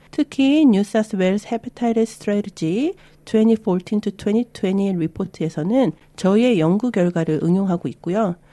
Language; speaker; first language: Korean; early bilingual, other home language; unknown